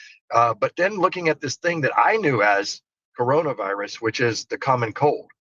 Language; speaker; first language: English; native; English